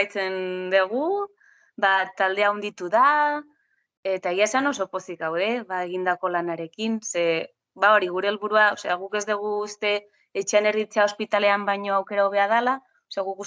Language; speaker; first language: Basque; non-native, local second language; Spanish